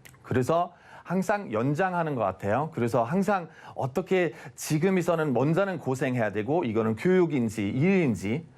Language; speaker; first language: Korean; non-native, fluent; German